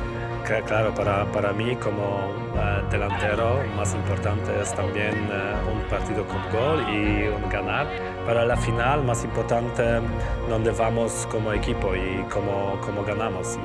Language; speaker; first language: Spanish; non-native, learner; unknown